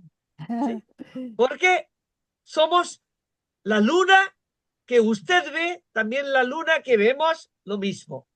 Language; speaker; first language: Spanish; non-native, fluent; Bangla